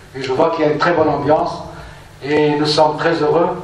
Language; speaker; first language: French; non-native, local second language; Arabic